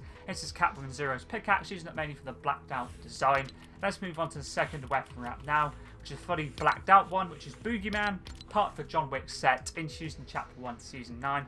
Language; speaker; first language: English; native; English